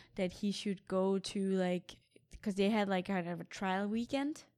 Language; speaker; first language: English; non-native, fluent; Danish